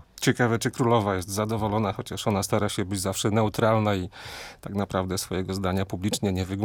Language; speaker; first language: Polish; native; Polish